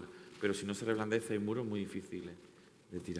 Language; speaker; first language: Spanish; native; Spanish